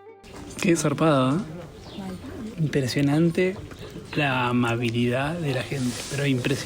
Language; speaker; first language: Spanish; native; Spanish